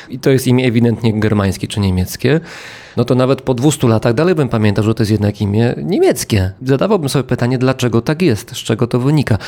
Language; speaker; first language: Polish; native; Polish